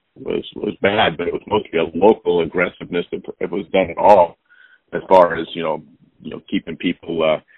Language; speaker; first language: English; native; English